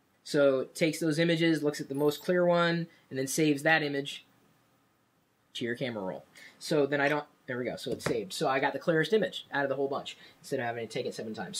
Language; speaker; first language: English; native; English